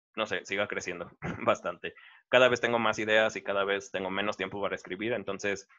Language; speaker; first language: Spanish; native; Spanish